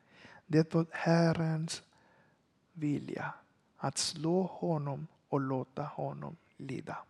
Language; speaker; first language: Swedish; non-native, learner; Spanish